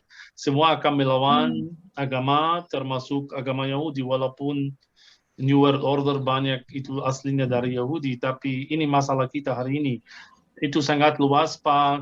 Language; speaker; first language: Indonesian; non-native, fluent; Arabic